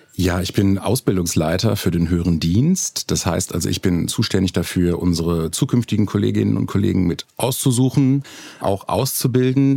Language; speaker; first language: German; native; German